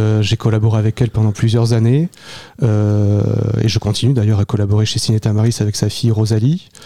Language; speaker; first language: French; native; French